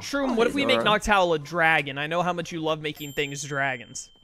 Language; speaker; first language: English; native; English